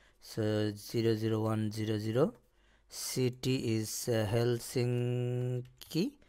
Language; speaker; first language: English; non-native, local second language; Bangla